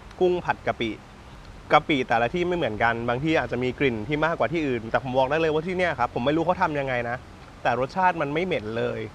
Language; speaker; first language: Thai; native; Thai